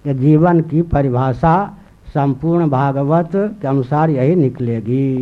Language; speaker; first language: Hindi; native; Hindi